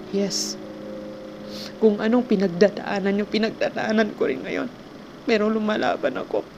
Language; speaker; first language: Filipino; non-native, local second language; Cebuano